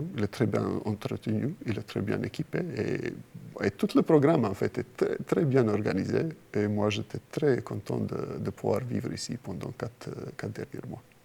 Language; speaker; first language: French; non-native, fluent; Croatian